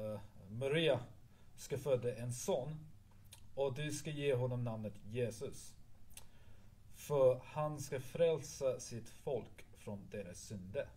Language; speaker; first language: Swedish; non-native, learner; English